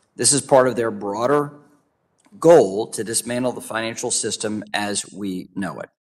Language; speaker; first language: English; native; English